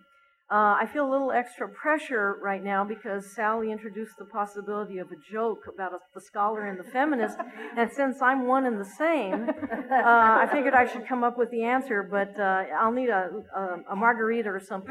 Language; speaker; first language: English; native; English